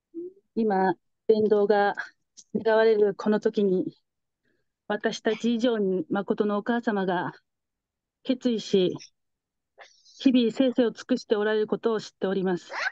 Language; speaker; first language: Japanese; native; Japanese